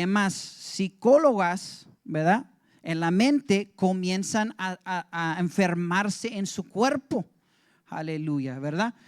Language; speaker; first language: Spanish; early bilingual, heritage; English